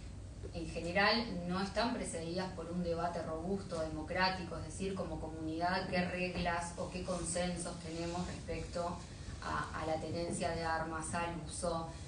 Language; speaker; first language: Spanish; native; Spanish